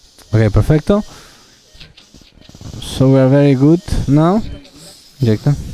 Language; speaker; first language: English; non-native, fluent; Spanish